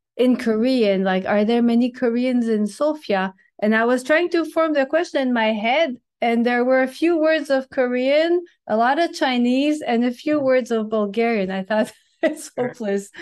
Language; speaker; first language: English; non-native, fluent; French